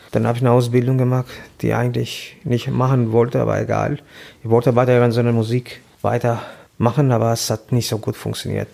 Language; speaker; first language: German; non-native, fluent; Albanian